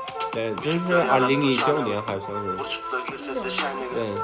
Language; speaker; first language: Chinese; non-native, learner; Turkmen